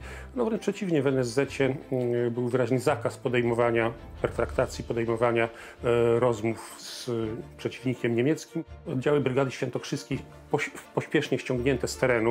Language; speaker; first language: Polish; native; Polish